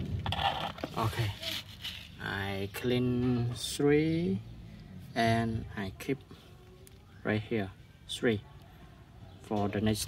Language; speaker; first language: English; non-native, learner; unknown